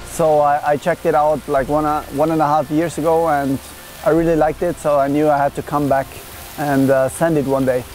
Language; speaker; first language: English; non-native, fluent; German